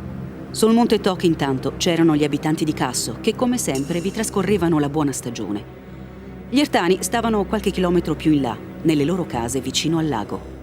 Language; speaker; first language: Italian; native; Italian